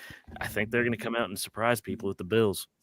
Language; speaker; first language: English; native; English